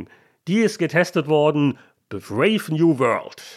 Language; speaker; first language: German; native; German